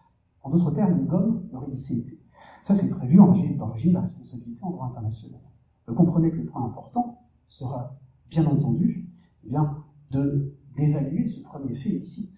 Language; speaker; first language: French; native; French